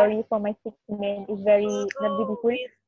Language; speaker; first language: English; non-native, learner; Malay